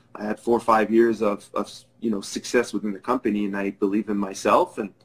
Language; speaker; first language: English; non-native, fluent; French